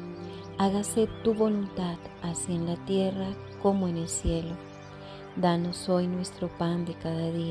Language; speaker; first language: Spanish; native; Spanish